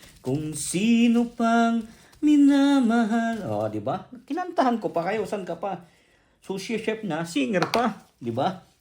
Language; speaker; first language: Filipino; native; Filipino